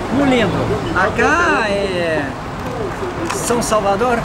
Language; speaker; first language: Spanish; non-native, learner; Portuguese